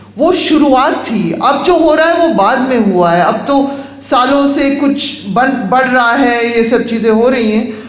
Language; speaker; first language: Hindi; native; Hindi